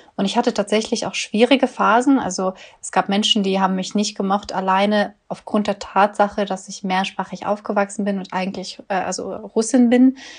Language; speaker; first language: German; early bilingual, other home language; Russian